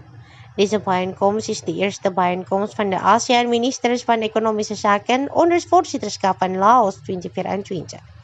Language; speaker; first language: Dutch; non-native, fluent; Indonesian